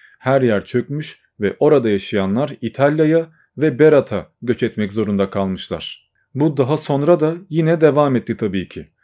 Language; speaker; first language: Turkish; native; Turkish